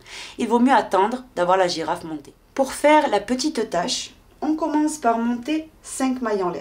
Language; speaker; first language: French; native; French